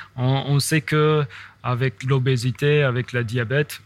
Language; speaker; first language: French; non-native, fluent; English